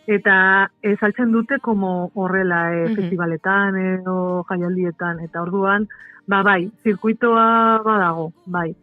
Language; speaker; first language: Basque; non-native, local second language; Spanish